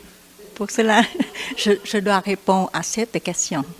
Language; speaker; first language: French; non-native, learner; Vietnamese